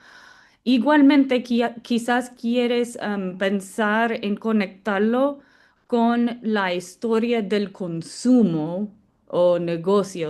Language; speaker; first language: Spanish; non-native, fluent; English